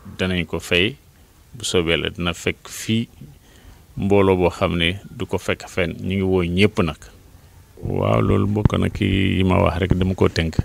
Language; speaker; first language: Wolof; non-native, local second language; Mandingo